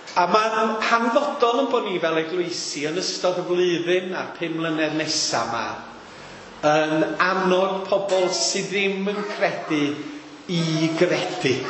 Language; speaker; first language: Welsh; native; Welsh